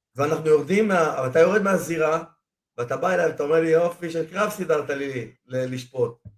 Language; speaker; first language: Hebrew; non-native, fluent; Spanish